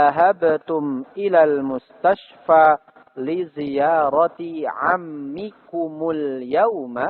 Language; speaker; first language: Arabic; non-native, fluent; Indonesian